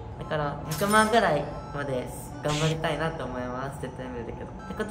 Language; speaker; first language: Japanese; native; Japanese